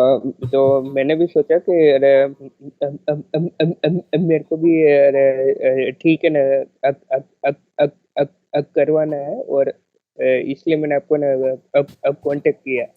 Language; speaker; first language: Hindi; non-native, local second language; Gujarati